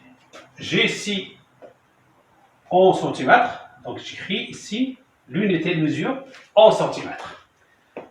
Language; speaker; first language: French; non-native, local second language; Arabic